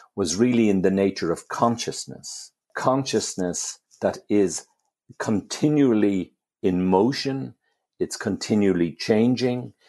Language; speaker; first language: English; native; English